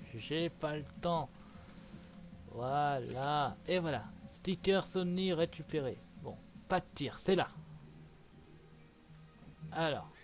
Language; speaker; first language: French; native; French